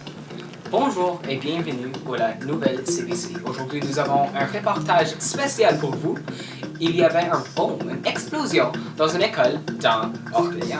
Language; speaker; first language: French; non-native, local second language; English